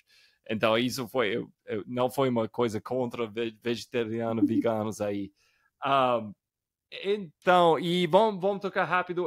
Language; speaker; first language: Portuguese; non-native, fluent; English